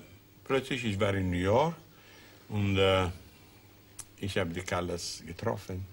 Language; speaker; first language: German; non-native, learner; Italian